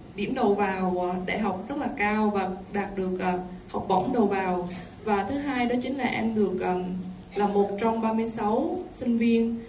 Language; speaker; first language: Vietnamese; native; Vietnamese